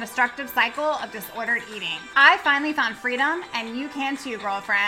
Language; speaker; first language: English; native; English